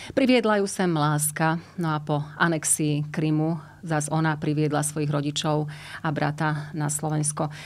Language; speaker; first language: Slovak; native; Slovak